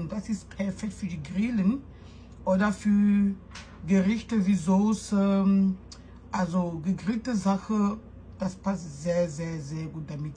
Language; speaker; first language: German; non-native, fluent; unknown